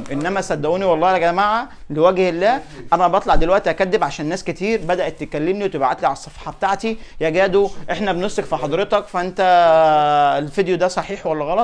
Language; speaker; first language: Arabic; native; Arabic